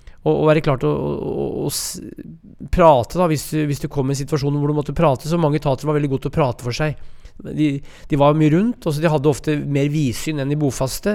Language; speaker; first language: Norwegian; native; Norwegian